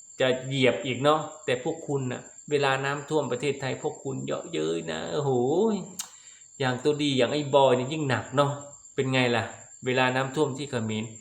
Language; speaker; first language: Thai; non-native, local second language; Lao